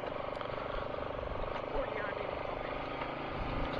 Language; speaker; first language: Hindi; non-native, local second language; Nepali